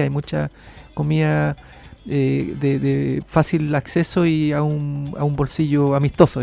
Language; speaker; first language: Spanish; native; Spanish